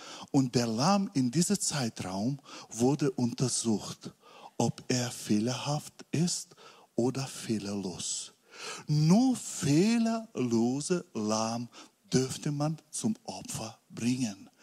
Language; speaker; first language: German; non-native, learner; Russian